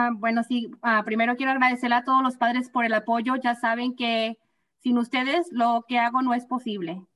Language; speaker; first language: Spanish; early bilingual, heritage; Spanish